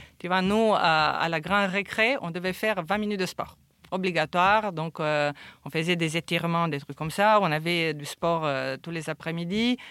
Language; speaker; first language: French; non-native, fluent; Romanian